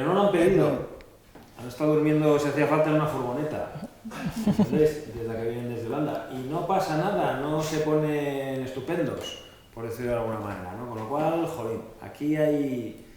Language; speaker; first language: Spanish; native; Spanish